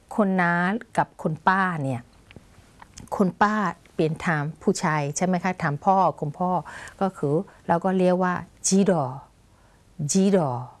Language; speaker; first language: Thai; non-native, fluent; Burmese